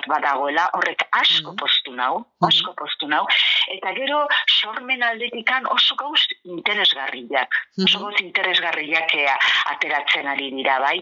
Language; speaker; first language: Basque; native; Basque